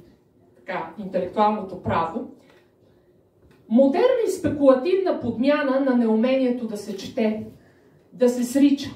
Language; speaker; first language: Bulgarian; native; Bulgarian